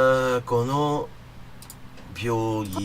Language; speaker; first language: Japanese; non-native, fluent; English